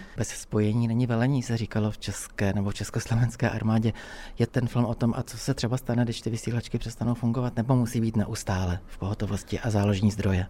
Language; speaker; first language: Czech; native; Czech